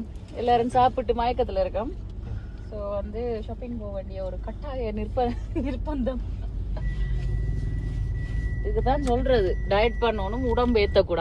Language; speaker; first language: Tamil; native; Tamil